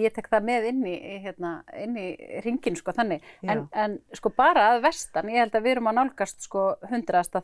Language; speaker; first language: Icelandic; native; Icelandic